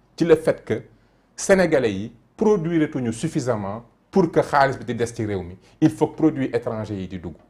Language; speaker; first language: French; non-native, local second language; Wolof